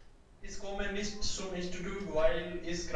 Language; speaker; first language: German; non-native, learner; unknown